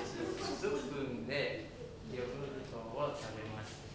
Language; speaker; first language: Japanese; non-native, learner; Indonesian